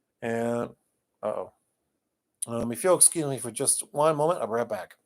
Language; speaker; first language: English; native; English